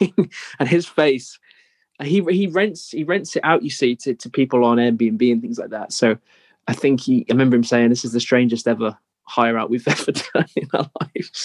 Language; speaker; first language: English; native; English